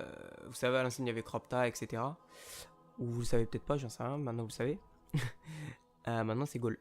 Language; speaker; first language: French; native; French